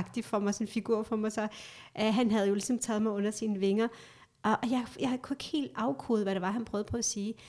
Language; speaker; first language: Danish; early bilingual, other home language; Kurdish